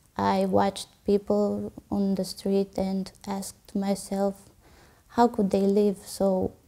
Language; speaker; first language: English; non-native, fluent; Romanian